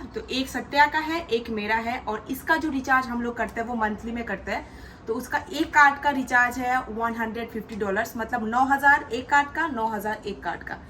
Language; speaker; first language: Hindi; non-native, local second language; Bangla